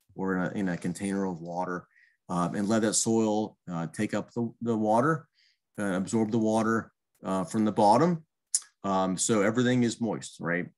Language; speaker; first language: English; native; English